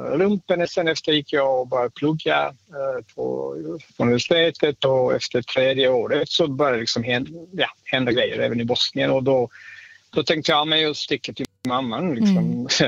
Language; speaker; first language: Swedish; non-native, fluent; Bosnian